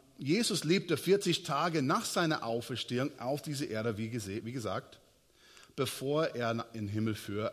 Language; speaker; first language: German; non-native, fluent; English